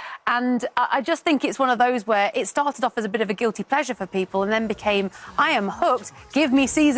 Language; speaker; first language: English; native; English